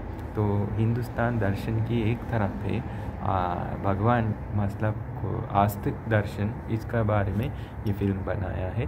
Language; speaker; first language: Hindi; non-native, learner; Sinhala